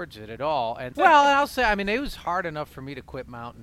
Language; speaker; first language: English; native; English